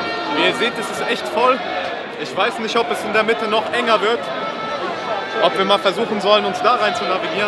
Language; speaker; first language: German; native; German